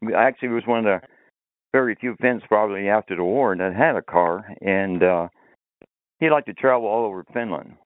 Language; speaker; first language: English; early bilingual, other home language; Finnish